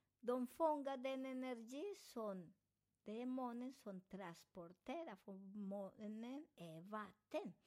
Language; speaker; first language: Swedish; non-native, fluent; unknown